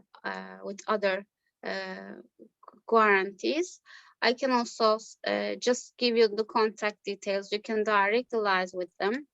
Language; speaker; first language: English; non-native, fluent; Turkish